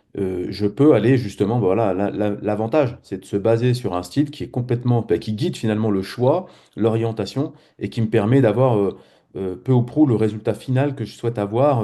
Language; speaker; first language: French; native; French